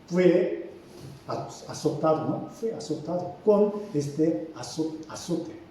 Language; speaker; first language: Spanish; non-native, fluent; Korean